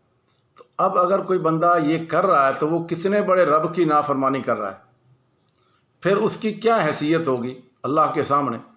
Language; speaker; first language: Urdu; non-native, local second language; Punjabi